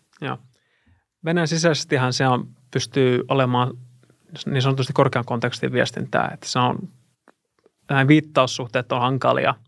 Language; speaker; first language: Finnish; non-native, fluent; Russian